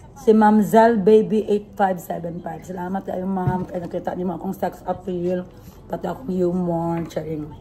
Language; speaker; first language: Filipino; non-native, local second language; Cebuano